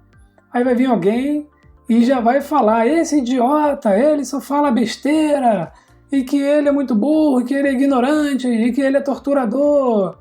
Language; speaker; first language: Portuguese; native; Portuguese